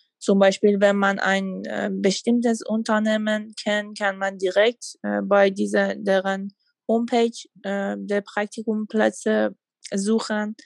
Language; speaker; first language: German; non-native, fluent; Persian